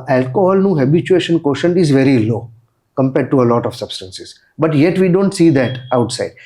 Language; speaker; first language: English; non-native, local second language; Gujarati